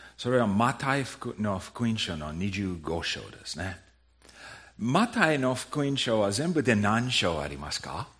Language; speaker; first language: Japanese; non-native, fluent; English